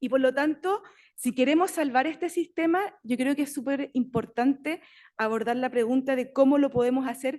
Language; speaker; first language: Spanish; native; Spanish